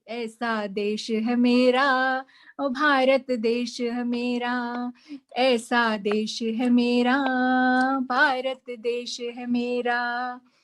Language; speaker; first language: Hindi; native; Hindi